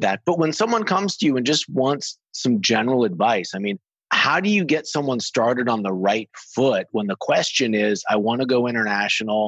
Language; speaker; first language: English; native; English